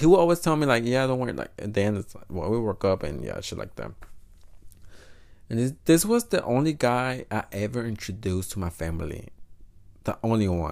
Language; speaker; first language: English; non-native, fluent; Spanish